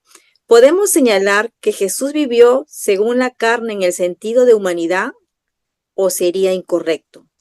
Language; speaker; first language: Spanish; native; Spanish